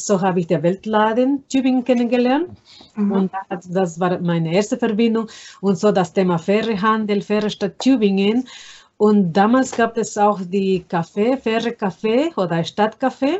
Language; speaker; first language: German; non-native, fluent; Spanish